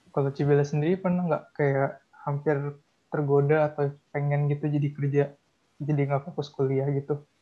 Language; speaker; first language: Indonesian; native; Indonesian